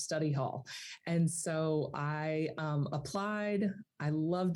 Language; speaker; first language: English; native; English